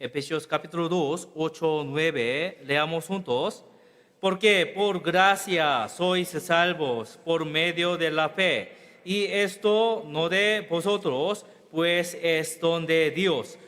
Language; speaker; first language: Spanish; non-native, learner; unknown